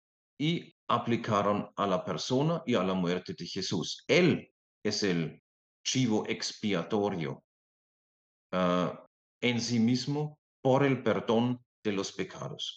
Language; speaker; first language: Spanish; non-native, fluent; German